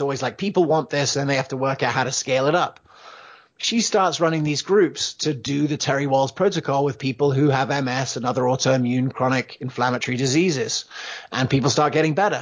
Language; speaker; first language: English; native; English